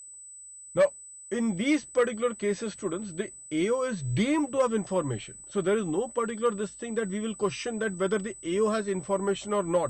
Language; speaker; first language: English; non-native, local second language; Hindi